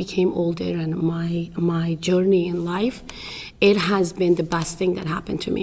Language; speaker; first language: English; non-native, fluent; Persian